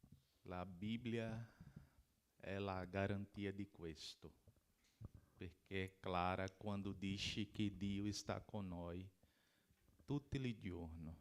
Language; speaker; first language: Italian; non-native, learner; Portuguese